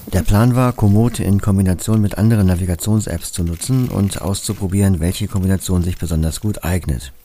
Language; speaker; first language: German; native; German